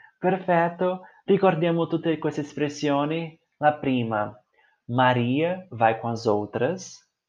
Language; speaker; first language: Italian; non-native, fluent; Portuguese